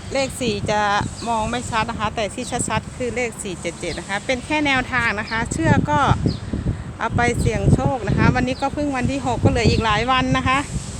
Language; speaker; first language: Thai; non-native, local second language; Northeastern Thai